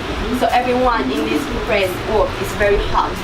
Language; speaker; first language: English; non-native, learner; Chinese